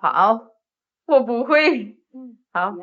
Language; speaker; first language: Chinese; non-native, learner; Filipino